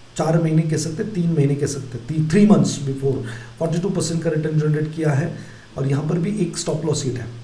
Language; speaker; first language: Hindi; non-native, local second language; Marathi